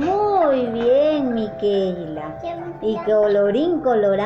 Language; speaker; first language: Spanish; native; Spanish